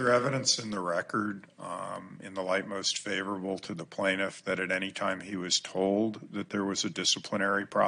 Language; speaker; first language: English; native; English